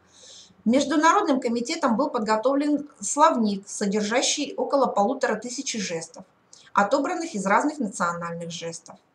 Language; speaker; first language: Russian; native; Russian